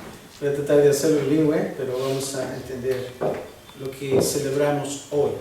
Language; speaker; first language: Spanish; early bilingual, heritage; Spanish